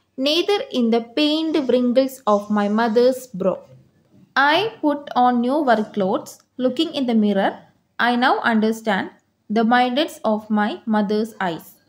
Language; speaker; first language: English; non-native, local second language; Malayalam